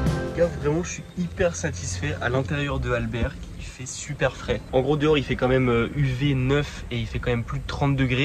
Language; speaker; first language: French; native; French